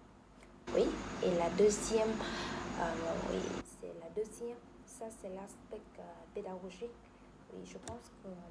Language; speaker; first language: French; non-native, learner; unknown